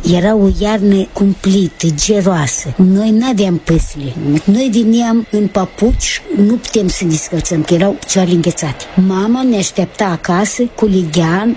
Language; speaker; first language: Romanian; native; Romanian